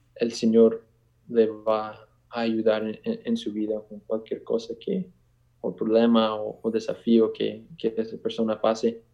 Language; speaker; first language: Spanish; non-native, fluent; English